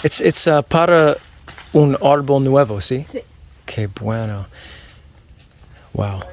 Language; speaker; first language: Spanish; non-native, learner; English